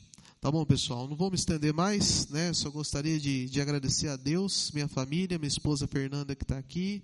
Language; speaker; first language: Portuguese; native; Portuguese